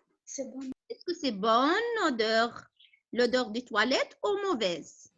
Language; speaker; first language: French; non-native, local second language; Arabic